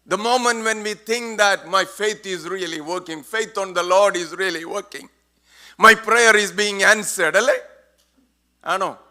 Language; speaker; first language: English; non-native, local second language; Malayalam